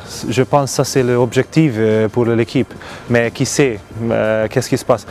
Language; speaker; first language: French; non-native, learner; Hungarian